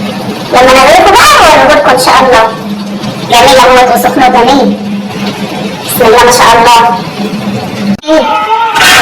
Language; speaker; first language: Arabic; native; Arabic